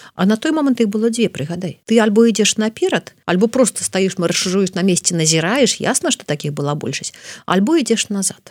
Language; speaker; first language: Belarusian; non-native, local second language; Russian